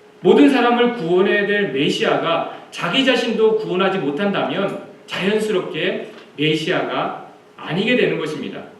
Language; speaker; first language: Korean; native; Korean